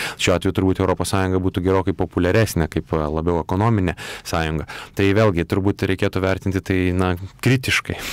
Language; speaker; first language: Lithuanian; native; Lithuanian